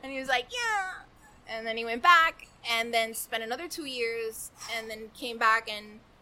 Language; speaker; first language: English; early bilingual, other home language; Spanish